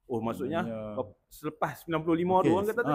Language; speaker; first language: Malay; native; Malay